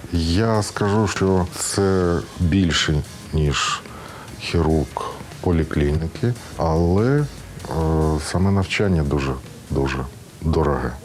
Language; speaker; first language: Ukrainian; non-native, local second language; Russian